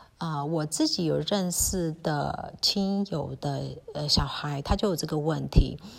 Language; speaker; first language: Chinese; early bilingual, heritage; Chinese